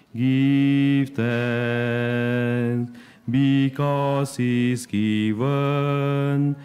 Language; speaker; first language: English; non-native, learner; Indonesian